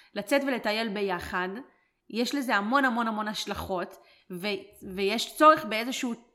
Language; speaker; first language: Hebrew; native; Hebrew